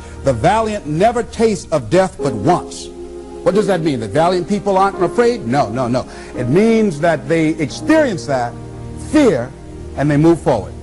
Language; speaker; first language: English; native; English